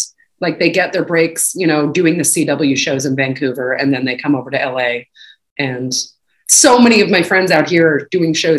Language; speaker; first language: English; native; English